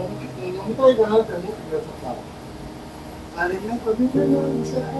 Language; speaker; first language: Japanese; native; Japanese